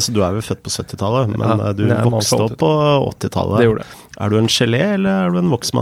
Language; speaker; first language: Norwegian; native; Norwegian